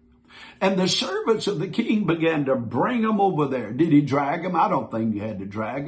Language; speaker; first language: English; native; English